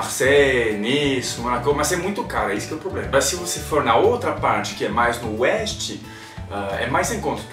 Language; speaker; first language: Portuguese; non-native, fluent; French